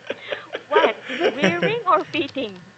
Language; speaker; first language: English; non-native, fluent; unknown